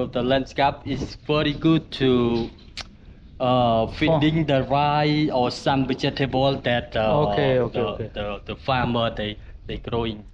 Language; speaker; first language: English; non-native, learner; Khmer